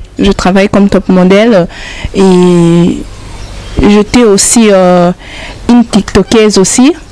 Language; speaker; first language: French; non-native, local second language; Lingala